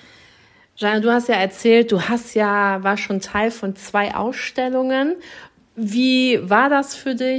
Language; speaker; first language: German; native; German